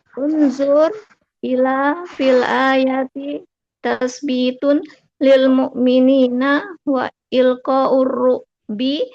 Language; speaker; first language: Arabic; non-native, learner; Indonesian